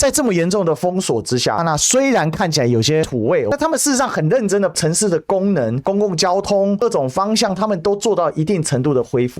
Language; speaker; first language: Chinese; native; Chinese